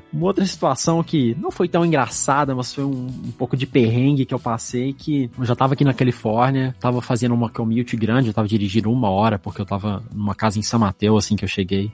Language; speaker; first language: Portuguese; native; Portuguese